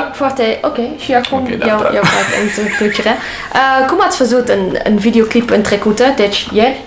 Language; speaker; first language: Romanian; non-native, learner; English